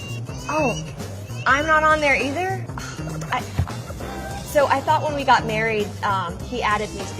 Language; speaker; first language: English; native; English